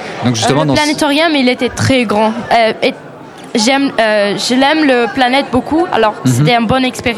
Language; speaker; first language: French; non-native, learner; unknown